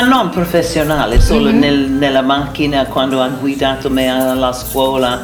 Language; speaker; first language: Italian; non-native, learner; English